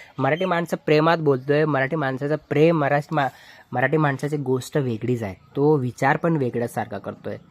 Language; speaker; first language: Marathi; non-native, local second language; Hindi